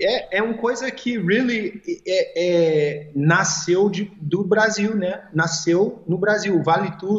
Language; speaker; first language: Portuguese; early bilingual, heritage; English